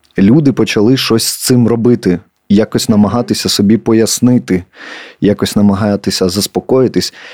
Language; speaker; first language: Ukrainian; native; Ukrainian